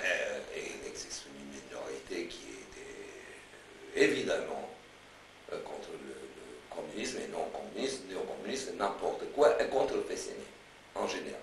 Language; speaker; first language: French; non-native, fluent; Romanian